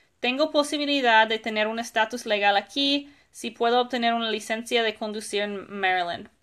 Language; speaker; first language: Spanish; non-native, fluent; English